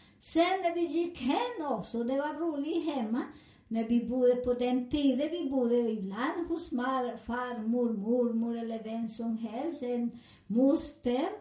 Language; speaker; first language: Swedish; non-native, fluent; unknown